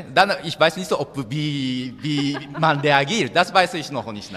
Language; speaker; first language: German; non-native, learner; Japanese